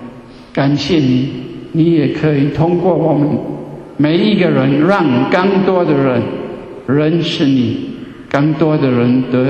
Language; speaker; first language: Chinese; non-native, fluent; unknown